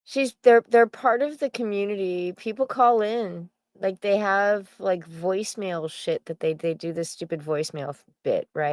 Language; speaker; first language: English; native; English